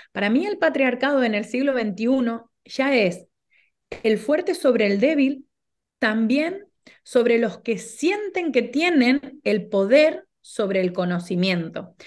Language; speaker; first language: Spanish; native; Spanish